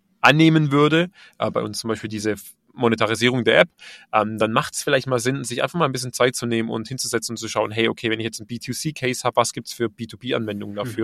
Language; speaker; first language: German; native; German